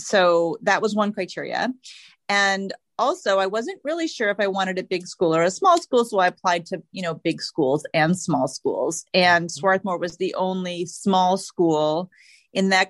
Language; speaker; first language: English; native; English